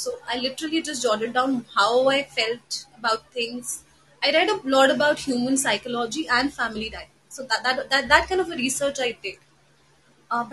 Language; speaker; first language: English; non-native, local second language; Hindi